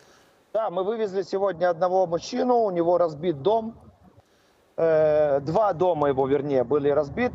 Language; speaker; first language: Russian; native; Russian